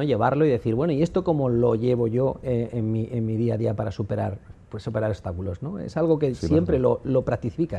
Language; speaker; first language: Spanish; native; Spanish